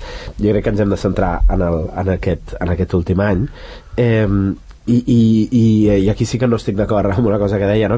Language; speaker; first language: Catalan; native; Catalan